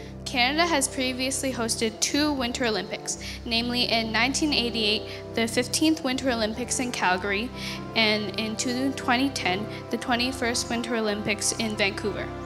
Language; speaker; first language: English; early bilingual, other home language; Chinese